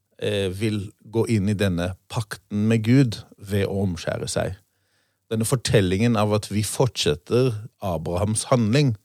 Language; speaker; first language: Norwegian; non-native, fluent; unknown